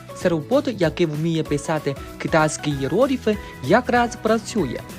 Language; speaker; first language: Ukrainian; non-native, fluent; Chinese